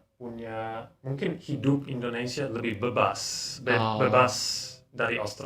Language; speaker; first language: Indonesian; non-native, learner; English